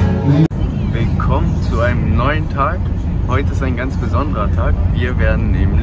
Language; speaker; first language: German; native; German